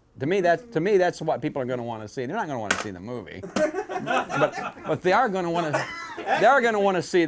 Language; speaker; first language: English; native; English